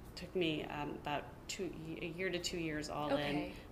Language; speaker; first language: English; native; English